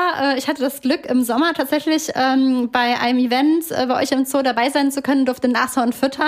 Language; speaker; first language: German; native; German